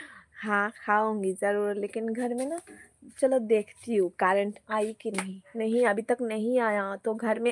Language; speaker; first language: Hindi; non-native, local second language; Bangla